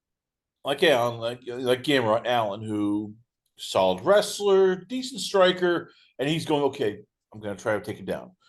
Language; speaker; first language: English; native; English